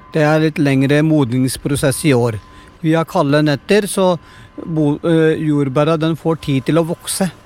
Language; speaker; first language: Norwegian; non-native, fluent; Punjabi